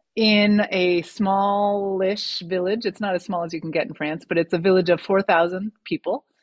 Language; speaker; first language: English; native; English